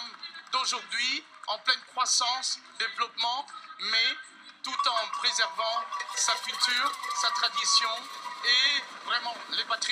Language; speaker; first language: French; non-native, fluent; Vietnamese